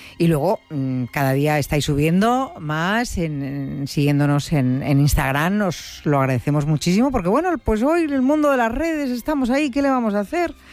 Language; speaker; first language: Spanish; native; Spanish